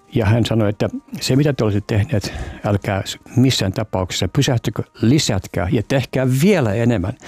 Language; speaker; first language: Finnish; native; Finnish